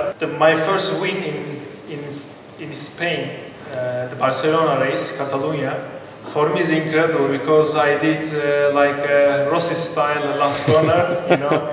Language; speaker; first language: English; non-native, learner; Turkish